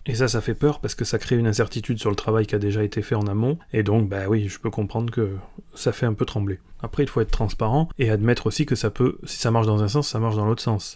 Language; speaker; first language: French; native; French